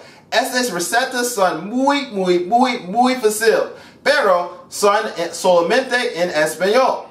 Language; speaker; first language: Spanish; non-native, learner; English